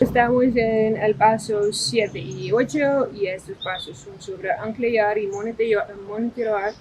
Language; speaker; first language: Spanish; non-native, fluent; Dutch